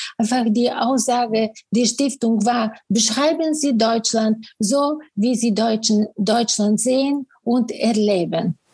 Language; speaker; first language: German; non-native, fluent; Bulgarian